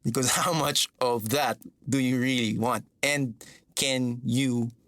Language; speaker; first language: English; non-native, local second language; Filipino